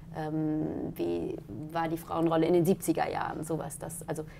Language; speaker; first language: German; native; German